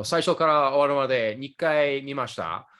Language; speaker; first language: Japanese; early bilingual, other home language; English